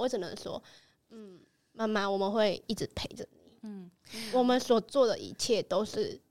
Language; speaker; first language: Chinese; early bilingual, other home language; Vietnamese